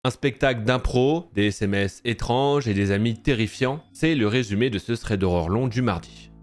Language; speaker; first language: French; native; French